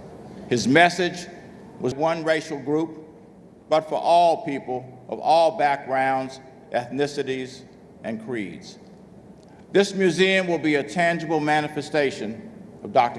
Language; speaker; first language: English; native; English